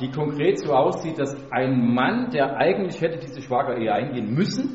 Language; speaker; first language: German; native; German